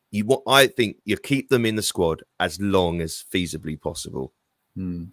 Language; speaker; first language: English; native; English